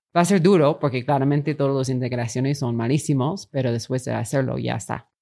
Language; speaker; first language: Spanish; non-native, fluent; English